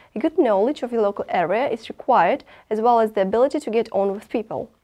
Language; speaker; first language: English; non-native, fluent; Russian